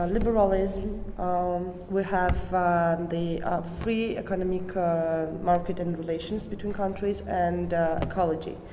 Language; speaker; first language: English; non-native, fluent; Georgian